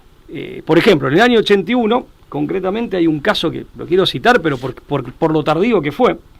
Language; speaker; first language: Spanish; native; Spanish